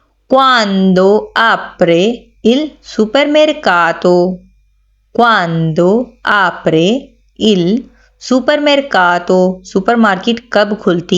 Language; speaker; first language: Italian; non-native, fluent; Urdu